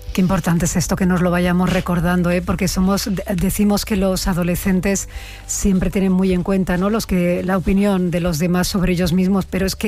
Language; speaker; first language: Spanish; native; Spanish